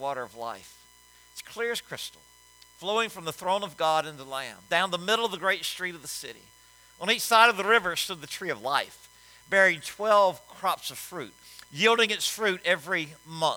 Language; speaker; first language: English; native; English